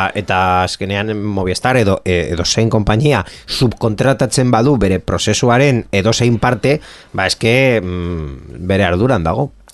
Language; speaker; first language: Basque; non-native, local second language; Spanish